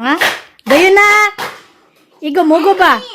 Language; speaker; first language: Korean; non-native, learner; Filipino